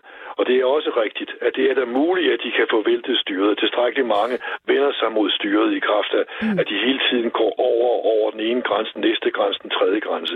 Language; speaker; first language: Danish; native; Danish